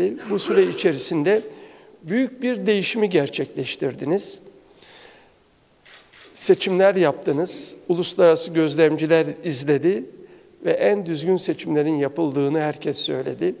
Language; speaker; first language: Turkish; native; Turkish